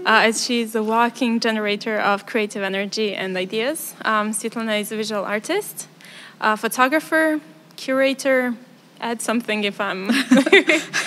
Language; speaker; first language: English; non-native, fluent; Serbian